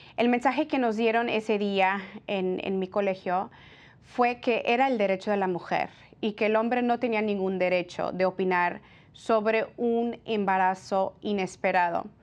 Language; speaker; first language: Spanish; early bilingual, heritage; Spanish